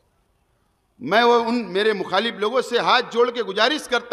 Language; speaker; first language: Hindi; native; Hindi